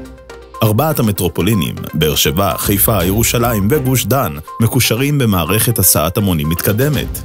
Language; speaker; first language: Hebrew; native; Hebrew